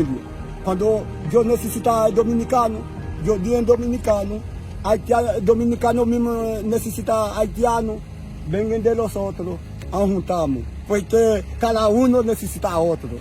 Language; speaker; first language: Spanish; non-native, learner; Haitian Creole